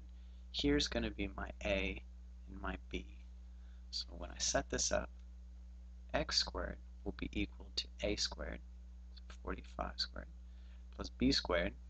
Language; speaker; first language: English; native; English